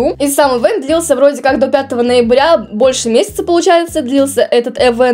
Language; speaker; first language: Russian; native; Russian